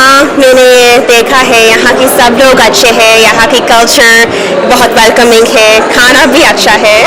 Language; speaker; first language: Hindi; non-native, local second language; Punjabi